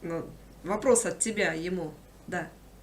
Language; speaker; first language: Russian; native; Russian